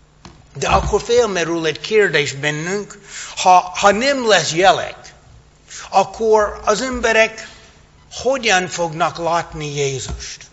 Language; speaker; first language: Hungarian; non-native, fluent; English